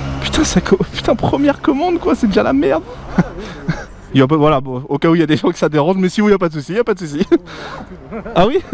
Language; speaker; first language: French; native; French